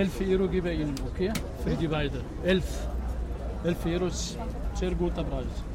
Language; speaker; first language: German; non-native, learner; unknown